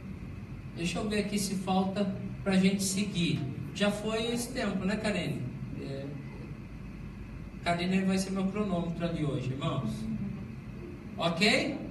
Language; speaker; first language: Portuguese; native; Portuguese